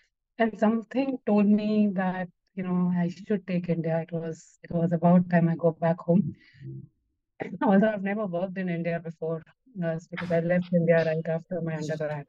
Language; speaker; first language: English; non-native, local second language; Gujarati